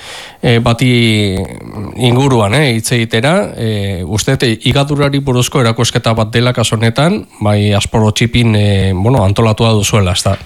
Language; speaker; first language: Basque; native; Basque